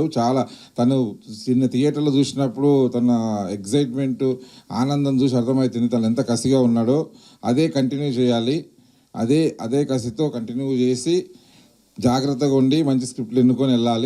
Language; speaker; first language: Telugu; native; Telugu